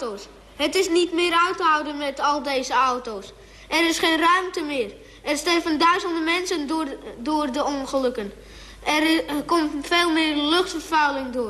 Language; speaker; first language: Dutch; native; Dutch